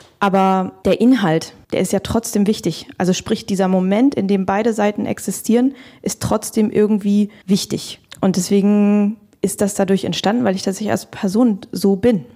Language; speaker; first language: German; early bilingual, other home language; Russian